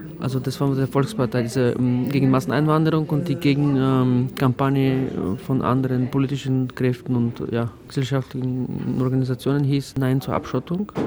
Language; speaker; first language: German; non-native, fluent; Bulgarian